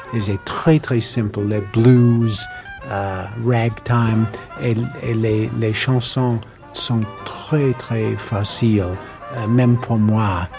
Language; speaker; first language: French; non-native, learner; English